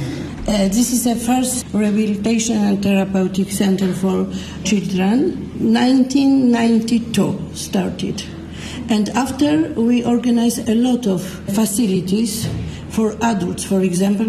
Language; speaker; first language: English; non-native, learner; Polish